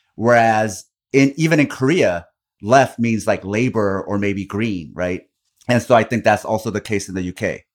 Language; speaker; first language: English; non-native, fluent; Korean